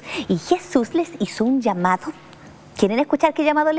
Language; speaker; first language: Spanish; native; Spanish